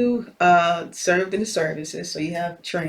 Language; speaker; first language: English; native; English